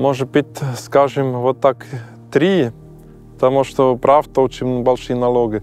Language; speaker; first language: Russian; non-native, learner; German